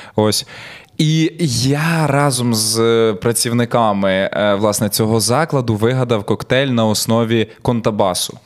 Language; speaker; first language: Ukrainian; native; Ukrainian